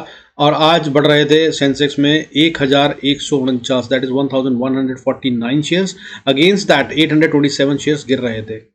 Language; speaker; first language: Hindi; native; Hindi